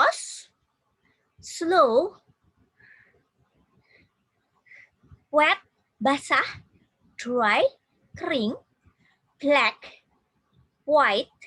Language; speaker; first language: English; non-native, fluent; Indonesian